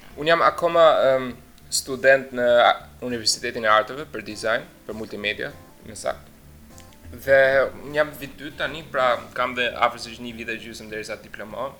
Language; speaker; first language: Albanian; early bilingual, heritage; Albanian